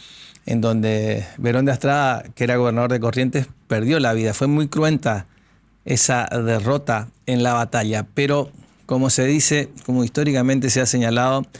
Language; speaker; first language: Spanish; native; Spanish